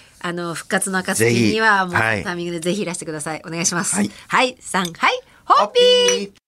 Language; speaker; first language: Japanese; native; Japanese